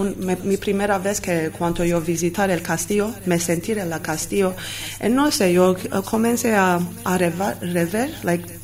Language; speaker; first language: Spanish; non-native, learner; Armenian